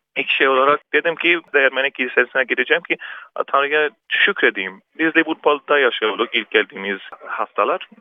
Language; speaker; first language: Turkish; early bilingual, heritage; Turkish